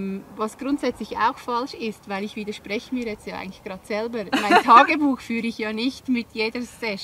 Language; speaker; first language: German; native; German